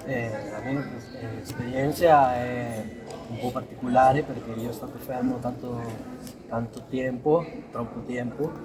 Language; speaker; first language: Italian; non-native, learner; Spanish